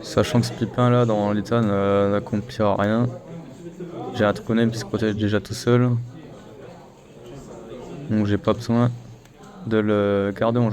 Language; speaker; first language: French; native; French